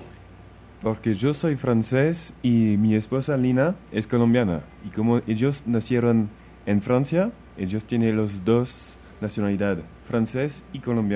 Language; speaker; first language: Spanish; non-native, learner; French